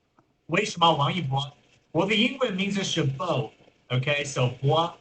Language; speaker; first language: Chinese; non-native, learner; English